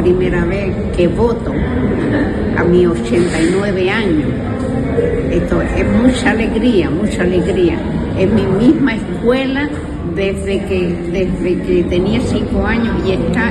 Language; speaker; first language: English; non-native, fluent; Spanish